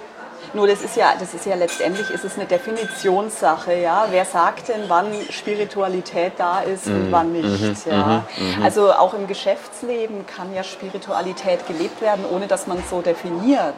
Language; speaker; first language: German; native; German